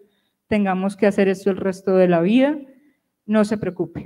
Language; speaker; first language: Spanish; native; Spanish